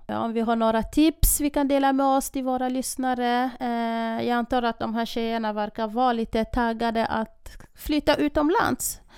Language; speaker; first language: Swedish; early bilingual, other home language; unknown